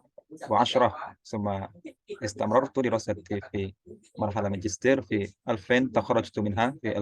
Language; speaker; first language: Arabic; non-native, fluent; Indonesian